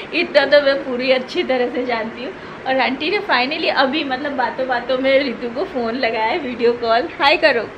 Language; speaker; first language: Hindi; native; Hindi